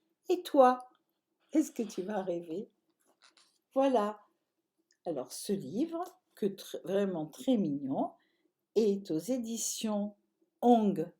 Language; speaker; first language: French; native; French